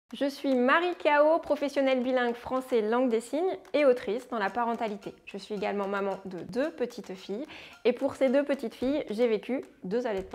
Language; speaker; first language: French; native; French